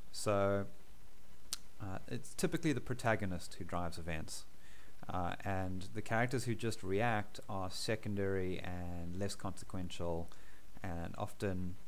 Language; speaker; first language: English; native; English